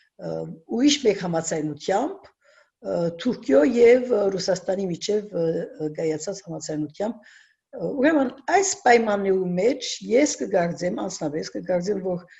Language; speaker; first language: Armenian; early bilingual, heritage; Armenian